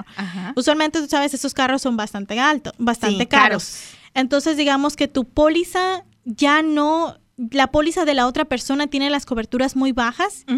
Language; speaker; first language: Spanish; native; Spanish